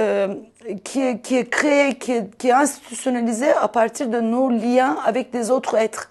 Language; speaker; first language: French; non-native, fluent; Turkish